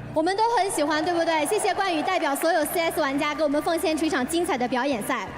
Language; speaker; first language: Chinese; native; Chinese